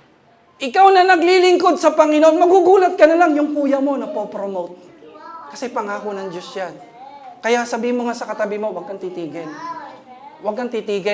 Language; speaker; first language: Filipino; native; Filipino